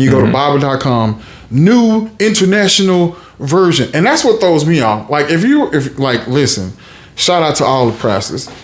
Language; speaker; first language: English; native; English